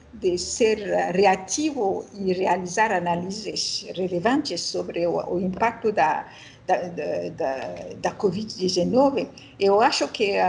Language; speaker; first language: Portuguese; non-native, learner; French